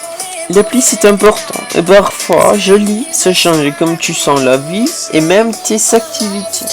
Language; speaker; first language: French; non-native, fluent; Spanish